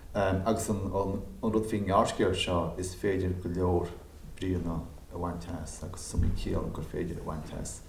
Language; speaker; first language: Irish; native; Irish